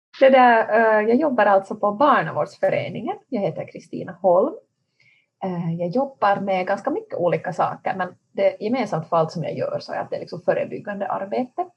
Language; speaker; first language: Swedish; native; Swedish